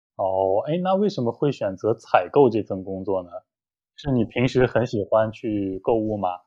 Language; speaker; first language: Chinese; native; Chinese